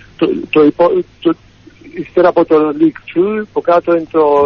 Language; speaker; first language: Greek; early bilingual, heritage; Greek